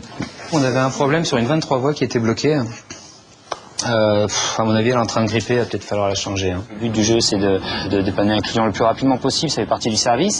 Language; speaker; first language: French; native; French